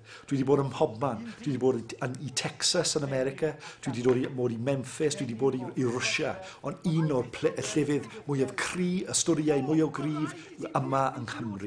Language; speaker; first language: Welsh; native; Welsh